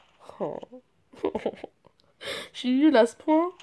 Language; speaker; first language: French; native; French